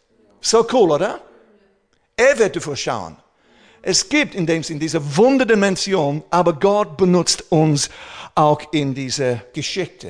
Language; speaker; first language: German; non-native, fluent; English